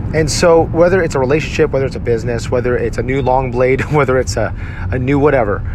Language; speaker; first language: English; native; English